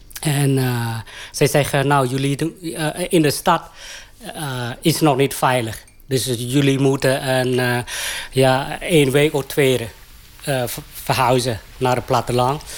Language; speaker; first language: Dutch; non-native, fluent; Khmer